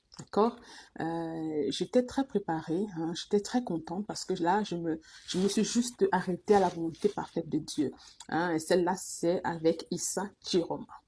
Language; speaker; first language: French; non-native, local second language; Duala